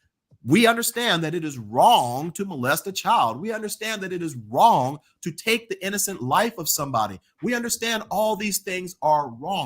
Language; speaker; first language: English; native; English